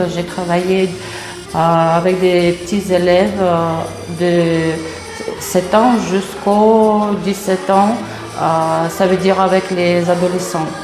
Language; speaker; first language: French; non-native, fluent; Russian